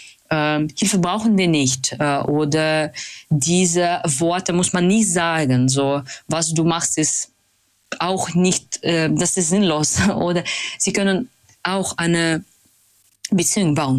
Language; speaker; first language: German; non-native, fluent; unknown